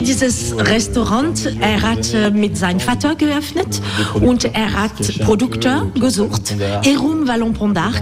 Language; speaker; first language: German; non-native, learner; French